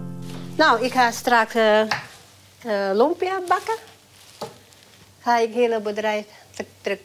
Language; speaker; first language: Dutch; non-native, learner; Thai